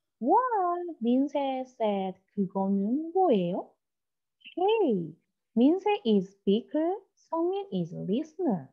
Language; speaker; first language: English; non-native, learner; Korean